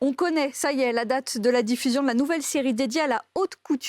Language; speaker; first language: French; native; French